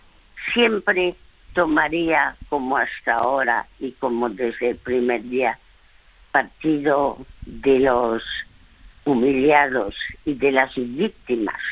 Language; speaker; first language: Spanish; early bilingual, other home language; French